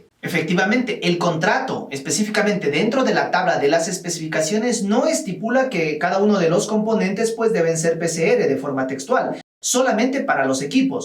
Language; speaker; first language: Spanish; native; Spanish